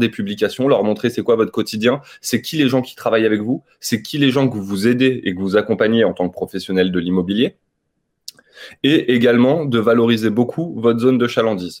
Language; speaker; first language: French; native; French